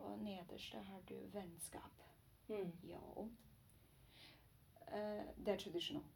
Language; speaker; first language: Norwegian; non-native, learner; Chinese